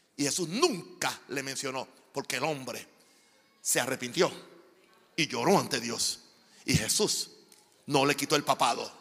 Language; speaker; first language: Spanish; native; Spanish